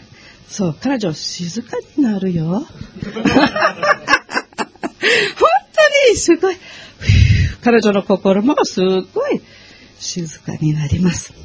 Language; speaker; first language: Japanese; non-native, learner; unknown